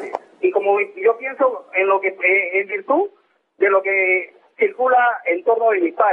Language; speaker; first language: Spanish; native; Spanish